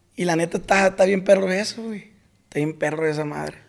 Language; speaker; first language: Spanish; native; Spanish